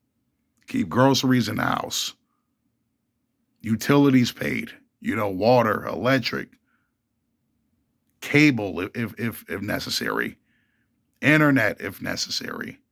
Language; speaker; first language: English; native; English